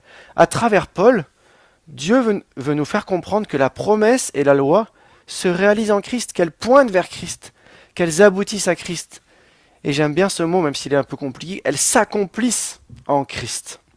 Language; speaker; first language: French; native; French